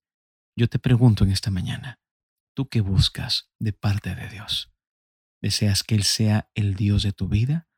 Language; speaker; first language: Spanish; native; Spanish